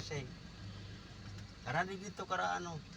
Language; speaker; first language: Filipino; non-native, local second language; Bikol